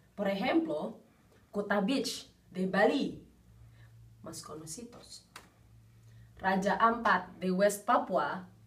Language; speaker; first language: Spanish; non-native, learner; Indonesian